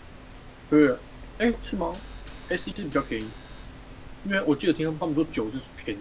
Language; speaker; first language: Chinese; native; Chinese